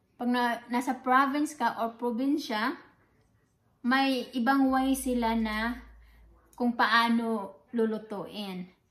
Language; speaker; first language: Filipino; non-native, local second language; Cebuano